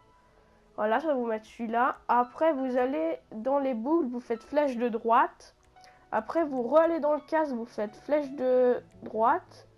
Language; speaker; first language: French; native; French